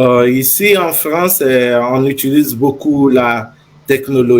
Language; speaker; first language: French; non-native, fluent; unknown